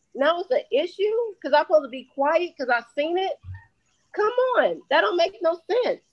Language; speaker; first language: English; native; English